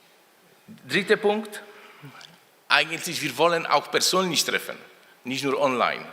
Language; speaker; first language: German; non-native, fluent; Polish